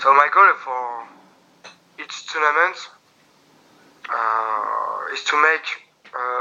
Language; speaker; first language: English; non-native, learner; French